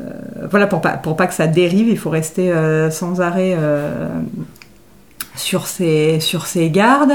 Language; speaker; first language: French; native; French